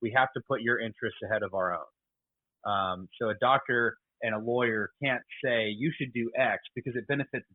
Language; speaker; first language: English; native; English